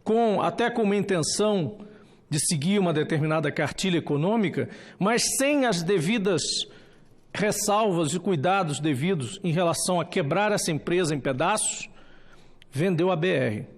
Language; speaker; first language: Portuguese; native; Portuguese